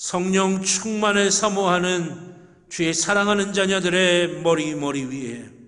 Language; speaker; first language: Korean; native; Korean